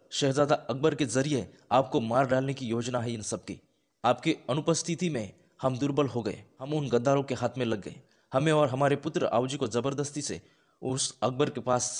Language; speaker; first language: Hindi; non-native, local second language; Marathi